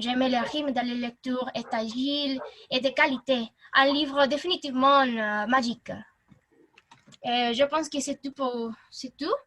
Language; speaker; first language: French; non-native, learner; Spanish